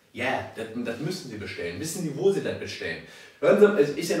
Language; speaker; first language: German; native; German